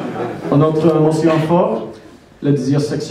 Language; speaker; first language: French; non-native, learner; English